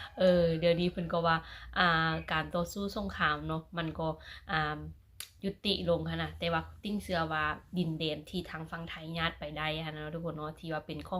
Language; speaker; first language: Thai; non-native, local second language; Lao